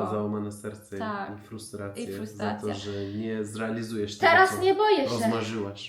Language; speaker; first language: Polish; non-native, fluent; Persian